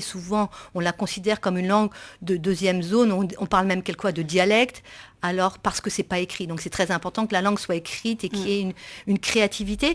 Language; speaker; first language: French; native; French